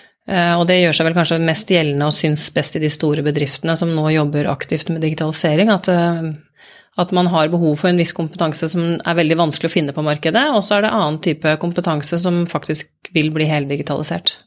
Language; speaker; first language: Norwegian; native; Norwegian